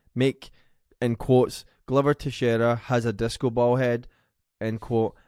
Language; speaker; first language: English; native; English